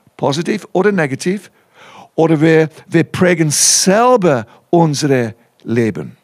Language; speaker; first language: German; non-native, fluent; English